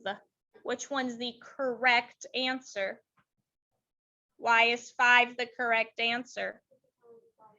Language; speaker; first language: English; native; English